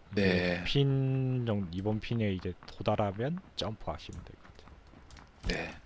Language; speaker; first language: Korean; native; Korean